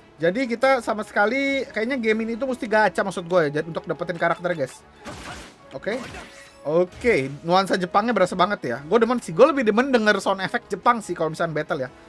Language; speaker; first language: Indonesian; native; Indonesian